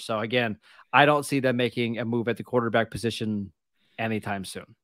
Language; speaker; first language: English; native; English